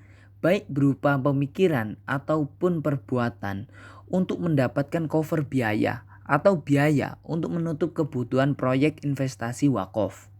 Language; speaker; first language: Indonesian; native; Indonesian